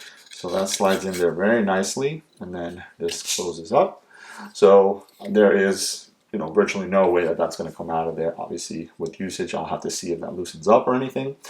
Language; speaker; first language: English; native; English